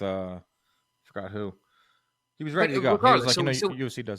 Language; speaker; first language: English; native; English